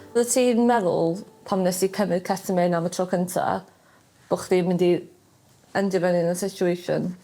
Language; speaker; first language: Welsh; native; Welsh